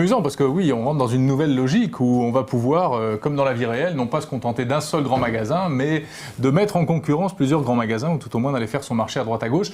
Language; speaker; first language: French; native; French